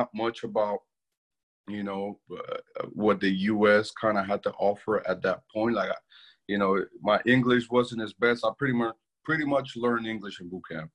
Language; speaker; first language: English; non-native, fluent; Spanish